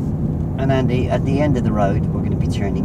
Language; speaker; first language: English; native; English